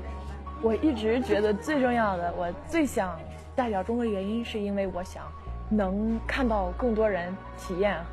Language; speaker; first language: Chinese; early bilingual, heritage; Chinese